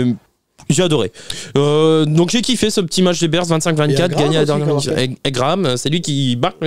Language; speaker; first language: French; native; French